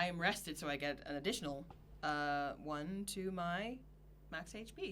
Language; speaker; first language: English; native; English